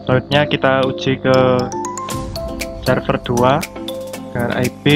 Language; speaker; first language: Indonesian; native; Indonesian